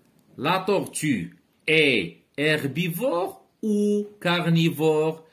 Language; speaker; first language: French; non-native, local second language; Arabic